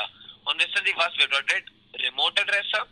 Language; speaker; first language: German; non-native, learner; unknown